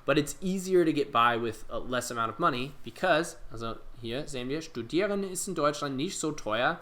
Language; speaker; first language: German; non-native, fluent; English